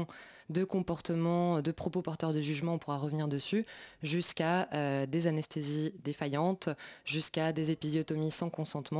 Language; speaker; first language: French; native; French